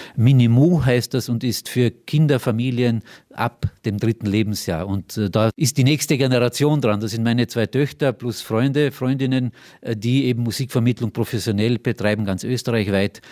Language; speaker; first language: German; non-native, local second language; Slovenian